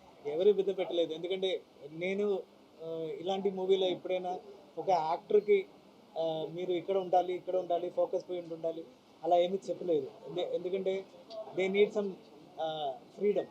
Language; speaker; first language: Telugu; non-native, fluent; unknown